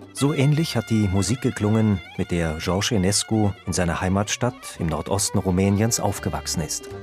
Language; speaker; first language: German; native; German